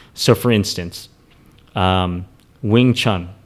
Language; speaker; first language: English; native; English